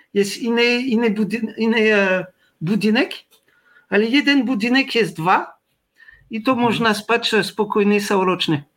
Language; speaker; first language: Polish; non-native, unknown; French